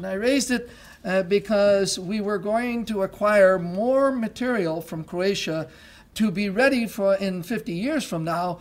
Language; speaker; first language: English; non-native, local second language; French